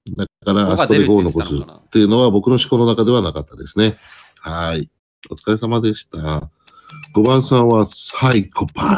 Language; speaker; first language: Japanese; native; Japanese